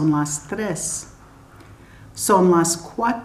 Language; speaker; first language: Spanish; non-native, fluent; English